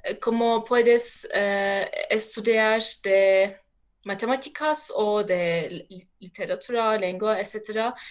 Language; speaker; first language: Spanish; non-native, learner; Turkish